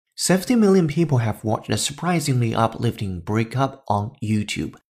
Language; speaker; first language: English; non-native, fluent; Chinese